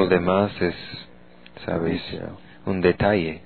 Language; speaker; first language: Spanish; non-native, learner; English